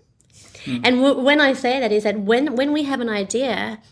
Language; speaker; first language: English; native; English